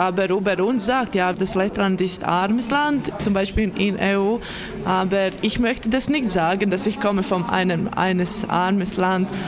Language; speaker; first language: German; non-native, learner; Latvian